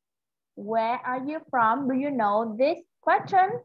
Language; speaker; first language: English; non-native, fluent; Vietnamese